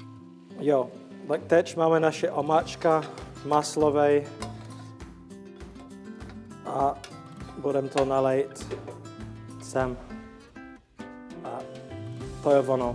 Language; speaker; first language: Czech; non-native, learner; English